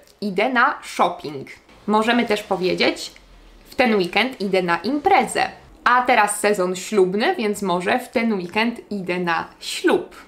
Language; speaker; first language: Polish; native; Polish